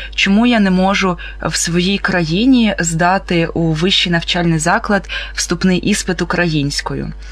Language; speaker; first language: Ukrainian; non-native, local second language; Russian